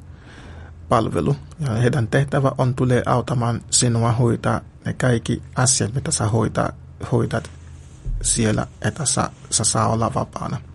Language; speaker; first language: Finnish; non-native, fluent; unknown